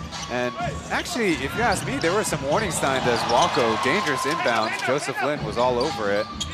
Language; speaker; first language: English; early bilingual, other home language; Chinese